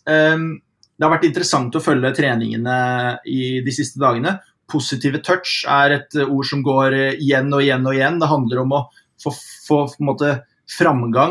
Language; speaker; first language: Norwegian; early bilingual, heritage; Norwegian